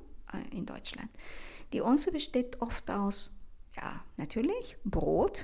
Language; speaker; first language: German; non-native, fluent; Spanish